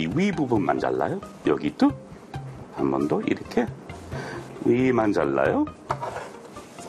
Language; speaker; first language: Korean; non-native, learner; English